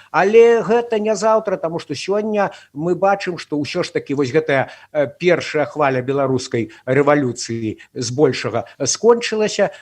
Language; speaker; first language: Belarusian; native; Belarusian